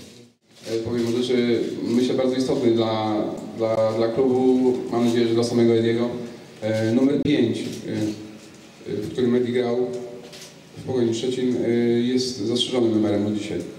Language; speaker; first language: Polish; native; Polish